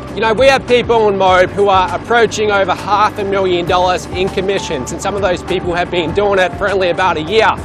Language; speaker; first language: English; native; English